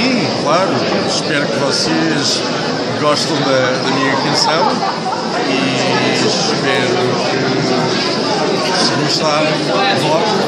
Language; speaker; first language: Portuguese; early bilingual, heritage; English